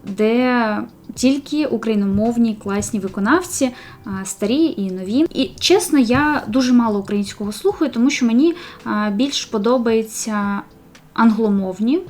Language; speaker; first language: Ukrainian; non-native, local second language; Russian